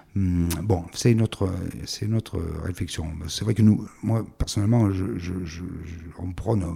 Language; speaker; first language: French; native; French